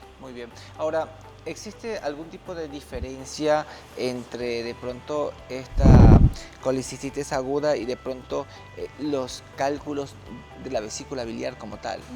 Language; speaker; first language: Spanish; native; Spanish